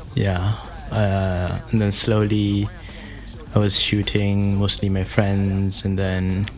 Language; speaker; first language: English; non-native, local second language; Hausa